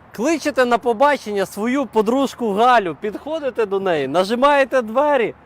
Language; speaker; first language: Ukrainian; native; Ukrainian